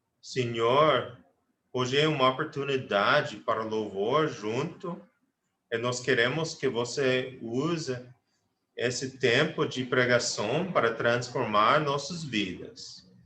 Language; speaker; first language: Portuguese; non-native, learner; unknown